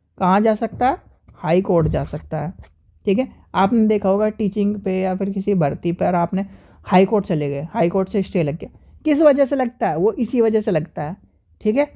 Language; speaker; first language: Hindi; native; Hindi